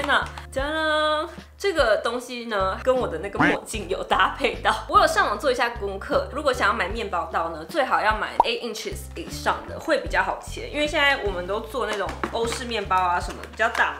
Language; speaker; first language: Chinese; native; Chinese